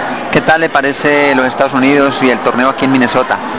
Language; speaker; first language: Spanish; native; Spanish